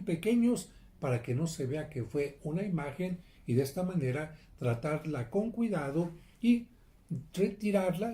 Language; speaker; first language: Spanish; native; Spanish